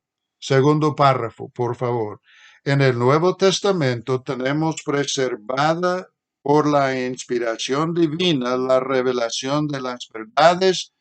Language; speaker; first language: Spanish; non-native, fluent; English